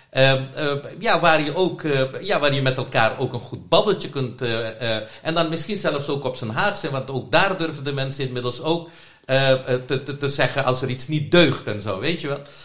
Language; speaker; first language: Dutch; non-native, local second language; Caribbean Hindustani